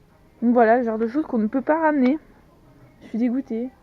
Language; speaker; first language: French; native; French